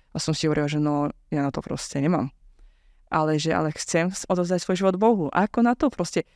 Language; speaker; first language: Slovak; non-native, fluent; Azerbaijani